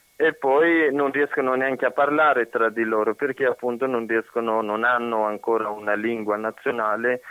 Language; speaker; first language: Italian; non-native, fluent; Persian